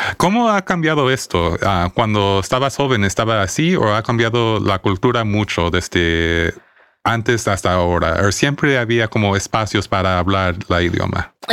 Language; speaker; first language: Spanish; early bilingual, heritage; Spanish